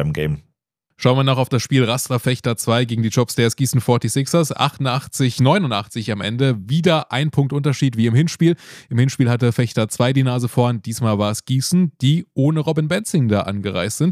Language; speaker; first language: German; native; German